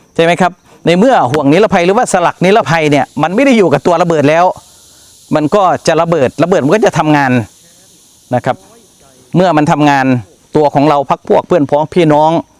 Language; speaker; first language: Thai; native; Thai